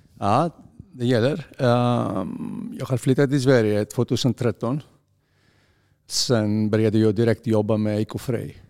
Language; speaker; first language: Swedish; non-native, fluent; Greek